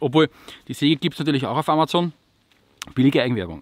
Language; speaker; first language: German; native; German